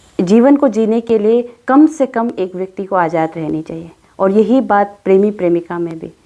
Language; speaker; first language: Hindi; non-native, local second language; Adi